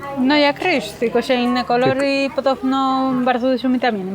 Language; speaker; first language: Polish; non-native, fluent; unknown